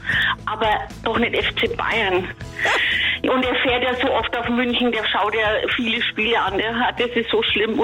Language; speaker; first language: German; native; German